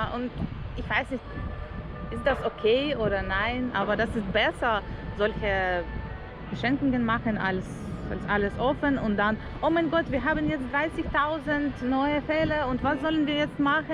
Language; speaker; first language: German; non-native, learner; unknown